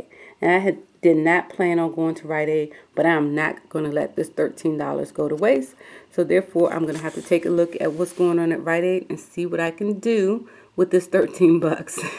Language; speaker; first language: English; native; English